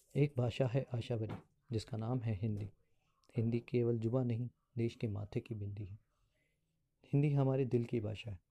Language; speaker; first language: Hindi; native; Hindi